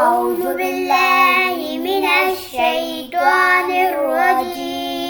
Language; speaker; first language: Arabic; non-native, learner; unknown